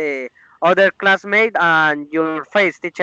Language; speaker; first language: English; non-native, learner; Spanish